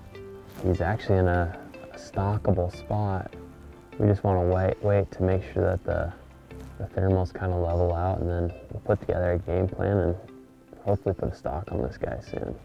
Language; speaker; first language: English; native; English